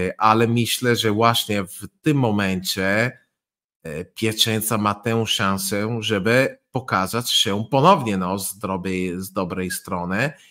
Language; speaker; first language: Polish; non-native, fluent; Italian